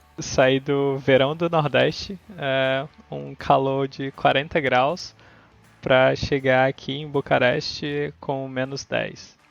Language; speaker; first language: Portuguese; native; Portuguese